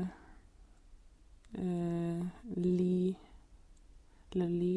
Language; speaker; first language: French; non-native, learner; Swedish